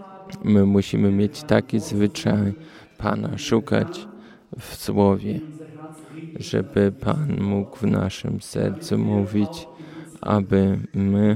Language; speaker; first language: Polish; early bilingual, heritage; Polish